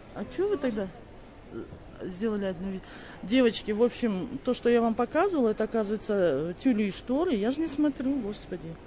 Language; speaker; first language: Russian; non-native, local second language; Kazakh